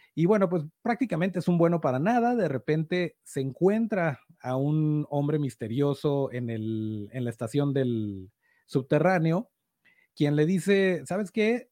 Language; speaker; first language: Spanish; native; Spanish